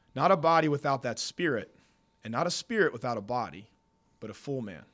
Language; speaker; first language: English; native; English